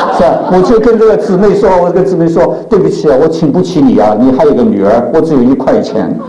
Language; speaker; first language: Chinese; native; Chinese